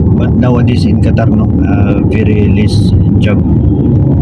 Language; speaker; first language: English; non-native, learner; Filipino